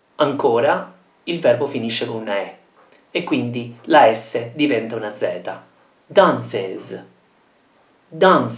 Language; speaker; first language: Italian; non-native, fluent; English